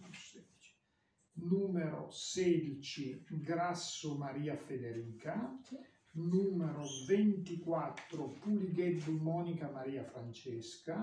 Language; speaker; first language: Italian; native; Italian